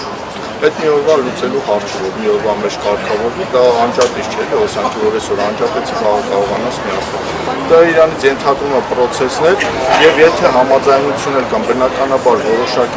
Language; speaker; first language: Armenian; native; Armenian